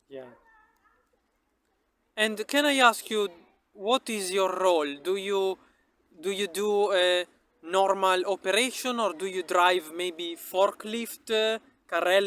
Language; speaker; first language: English; non-native, local second language; Italian